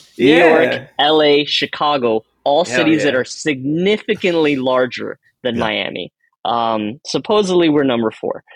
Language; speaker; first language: English; early bilingual, other home language; Spanish